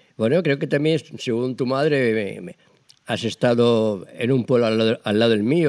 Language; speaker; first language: Spanish; native; Spanish